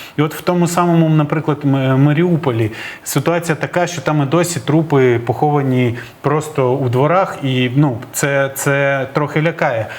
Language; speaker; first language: Ukrainian; native; Ukrainian